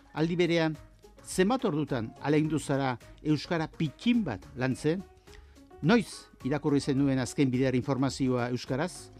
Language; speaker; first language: Basque; native; Basque